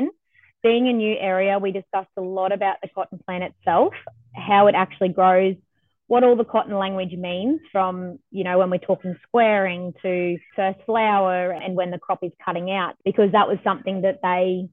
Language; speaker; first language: English; native; English